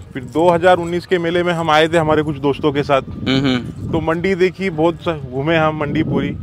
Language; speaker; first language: Hindi; non-native, local second language; Marathi